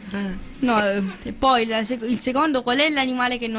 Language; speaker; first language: Italian; native; Italian